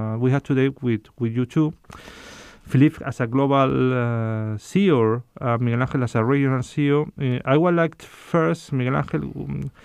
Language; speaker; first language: English; non-native, fluent; Spanish